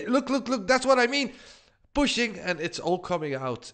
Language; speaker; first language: English; non-native, fluent; Dutch